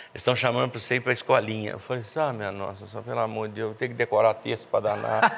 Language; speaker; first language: Portuguese; native; Portuguese